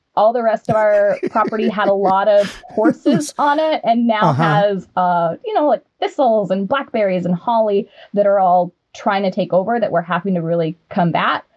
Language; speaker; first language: English; native; English